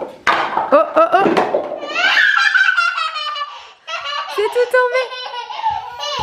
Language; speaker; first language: French; native; French